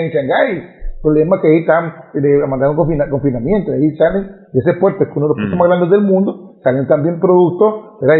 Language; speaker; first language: Spanish; native; Spanish